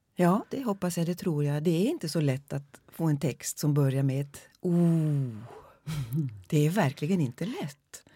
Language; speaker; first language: Swedish; native; Swedish